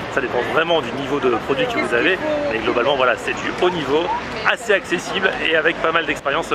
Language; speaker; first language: French; native; French